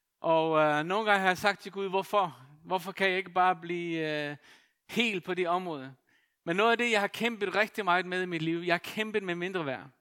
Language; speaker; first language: Danish; non-native, local second language; Faroese